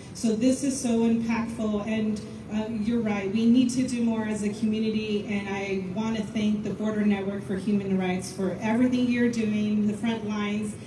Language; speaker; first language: English; native; English